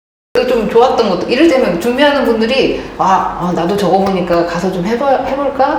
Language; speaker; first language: Korean; native; Korean